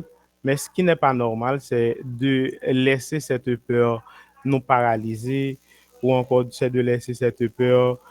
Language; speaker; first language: French; non-native, local second language; Haitian Creole